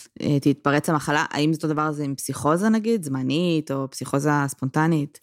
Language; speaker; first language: Hebrew; native; Hebrew